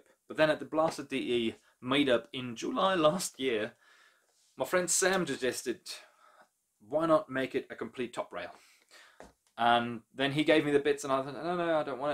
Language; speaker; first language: English; non-native, fluent; German